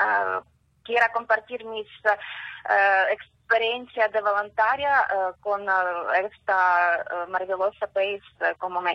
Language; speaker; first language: Spanish; non-native, learner; Ukrainian